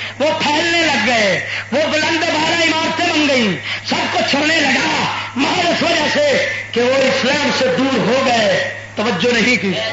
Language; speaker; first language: Urdu; non-native, local second language; Punjabi